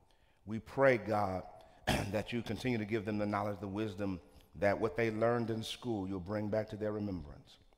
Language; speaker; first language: English; native; English